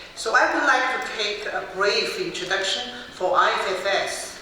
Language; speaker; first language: English; non-native, fluent; Chinese